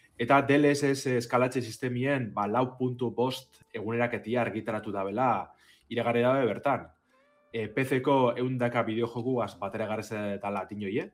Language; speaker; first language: Basque; native; Basque